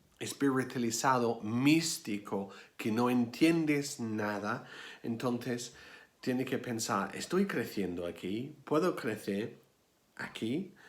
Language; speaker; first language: Spanish; non-native, fluent; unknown